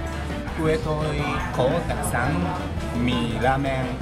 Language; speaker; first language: Vietnamese; non-native, learner; Japanese